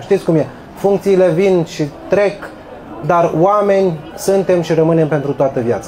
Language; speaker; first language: Romanian; native; Romanian